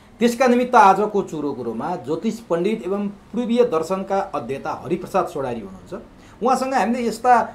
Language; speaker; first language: Nepali; native; Nepali